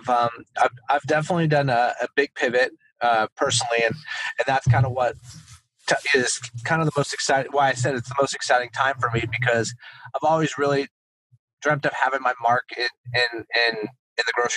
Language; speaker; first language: English; native; English